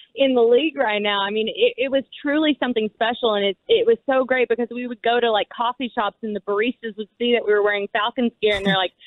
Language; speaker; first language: English; native; English